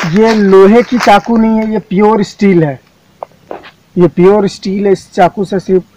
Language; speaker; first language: Hindi; native; Hindi